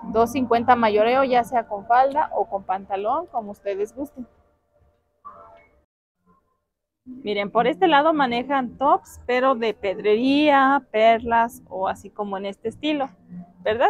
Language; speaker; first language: Spanish; native; Spanish